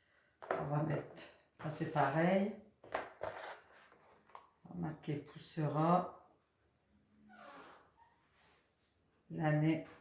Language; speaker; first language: French; native; French